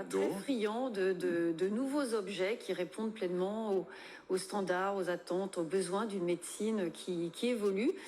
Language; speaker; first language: French; native; French